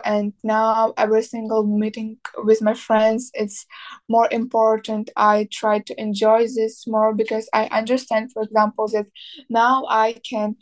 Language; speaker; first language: English; non-native, learner; Ukrainian